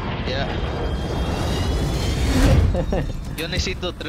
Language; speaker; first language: Spanish; early bilingual, heritage; English